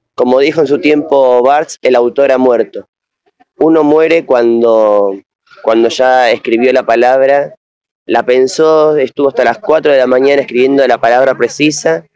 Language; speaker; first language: Spanish; native; Spanish